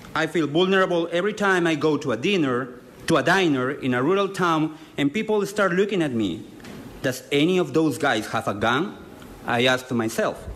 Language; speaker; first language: English; non-native, fluent; Spanish